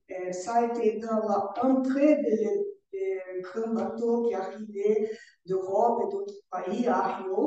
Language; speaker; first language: French; non-native, learner; Portuguese